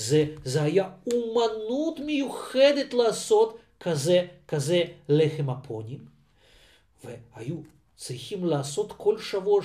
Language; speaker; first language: Hebrew; non-native, fluent; Russian